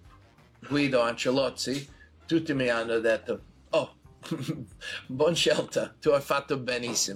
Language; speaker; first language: Italian; non-native, learner; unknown